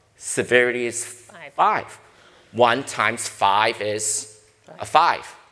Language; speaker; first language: English; native; English